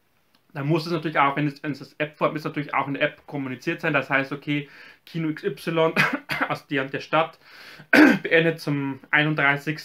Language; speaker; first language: German; native; German